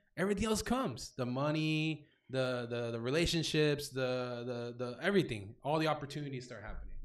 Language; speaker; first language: English; native; English